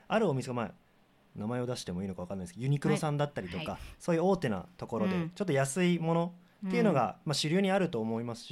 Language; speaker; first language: Japanese; native; Japanese